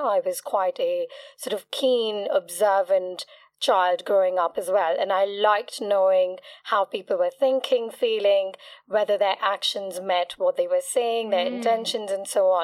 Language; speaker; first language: English; non-native, local second language; Kachhi